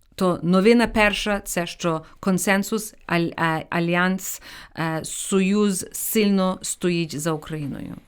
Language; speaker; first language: Ukrainian; early bilingual, heritage; Ukrainian